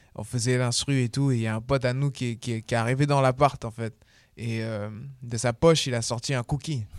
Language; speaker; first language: French; native; French